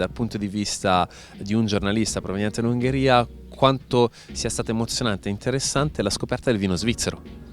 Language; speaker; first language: Italian; native; Italian